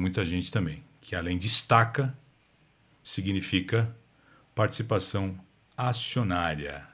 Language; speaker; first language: Portuguese; native; Portuguese